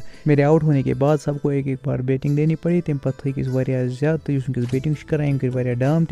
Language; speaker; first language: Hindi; non-native, local second language; Kashmiri